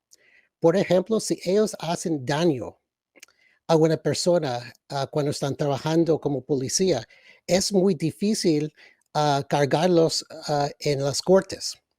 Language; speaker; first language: Spanish; early bilingual, other home language; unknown